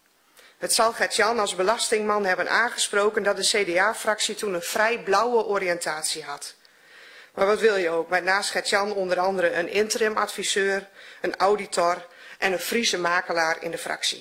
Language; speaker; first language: Dutch; native; Dutch